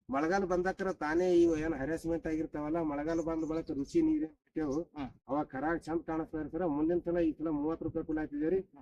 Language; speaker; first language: Kannada; native; Kannada